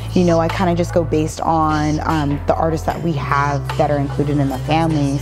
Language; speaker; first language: English; native; English